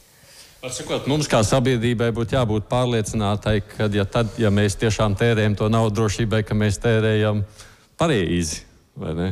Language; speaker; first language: Latvian; native; Latvian